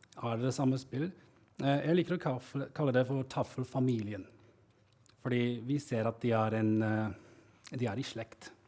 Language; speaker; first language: Norwegian; non-native, fluent; English